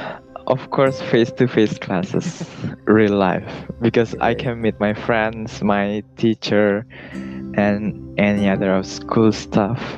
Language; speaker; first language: English; non-native, learner; Indonesian